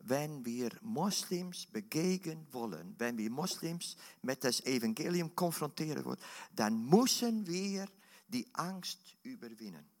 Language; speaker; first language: German; non-native, learner; Dutch